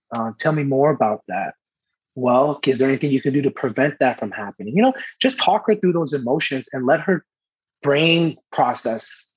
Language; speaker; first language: English; early bilingual, other home language; Persian